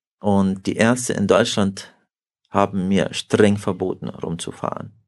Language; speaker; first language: German; early bilingual, heritage; German